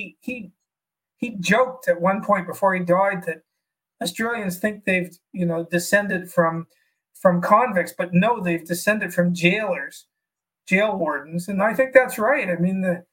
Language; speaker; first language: English; native; English